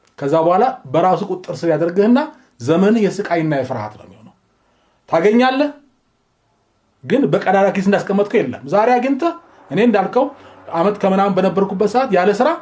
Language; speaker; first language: Amharic; native; Amharic